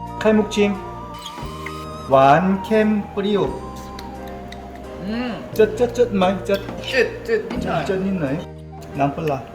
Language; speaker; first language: Thai; non-native, learner; Korean